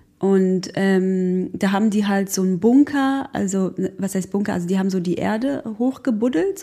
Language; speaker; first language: German; early bilingual, other home language; Croatian